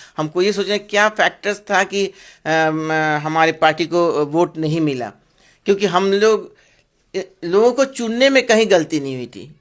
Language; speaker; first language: Hindi; non-native, local second language; Bangla